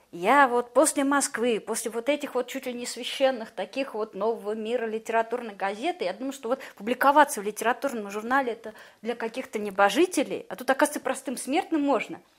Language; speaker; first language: Russian; native; Russian